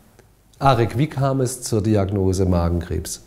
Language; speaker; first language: German; native; German